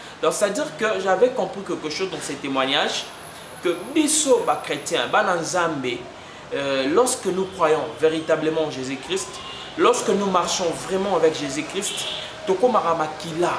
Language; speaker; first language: French; non-native, local second language; Lingala